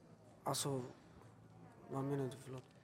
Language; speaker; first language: Swedish; early bilingual, other home language; Albanian